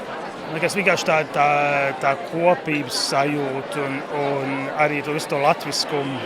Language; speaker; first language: Latvian; early bilingual, heritage; Latvian